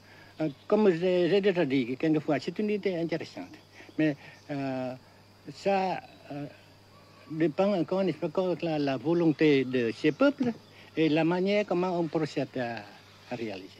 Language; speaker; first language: French; non-native, fluent; Vietnamese